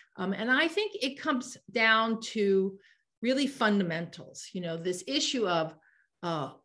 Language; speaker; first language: English; native; English